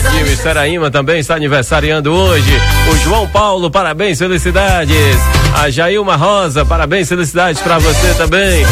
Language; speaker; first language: Portuguese; native; Portuguese